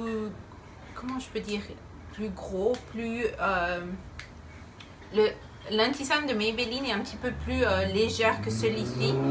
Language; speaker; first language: French; non-native, fluent; Spanish